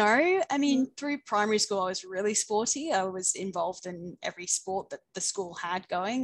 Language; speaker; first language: English; native; English